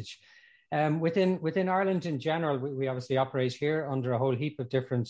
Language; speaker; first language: English; native; English